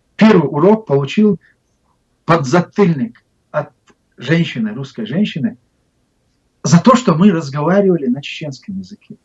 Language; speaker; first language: Russian; non-native, local second language; Chechen